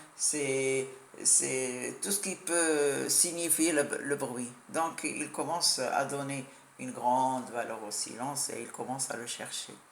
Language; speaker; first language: French; non-native, local second language; Arabic